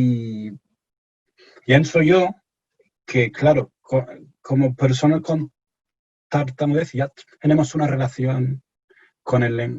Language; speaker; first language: Spanish; non-native, fluent; English